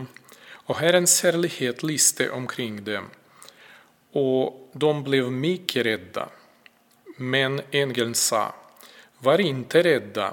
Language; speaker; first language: Swedish; non-native, fluent; Russian